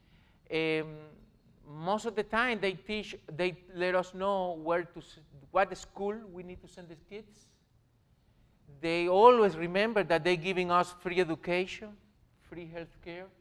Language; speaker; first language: English; non-native, learner; Spanish